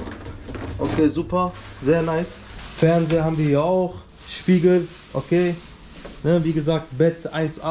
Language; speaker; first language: German; early bilingual, other home language; Turkish